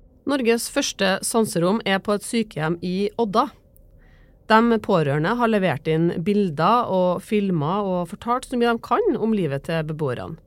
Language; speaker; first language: Norwegian; native; Norwegian